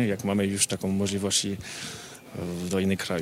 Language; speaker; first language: Polish; non-native, learner; French